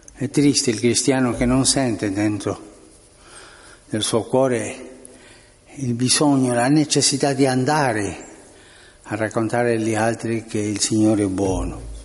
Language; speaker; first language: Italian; non-native, fluent; Spanish